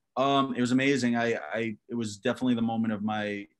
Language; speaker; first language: English; native; English